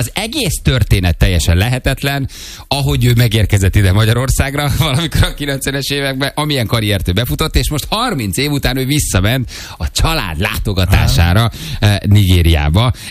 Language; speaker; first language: Hungarian; native; Hungarian